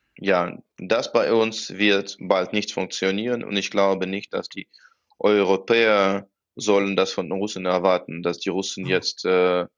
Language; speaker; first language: German; non-native, fluent; Russian